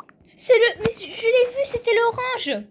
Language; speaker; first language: French; native; French